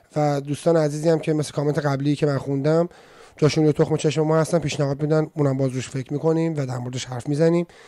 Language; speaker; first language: Persian; native; Persian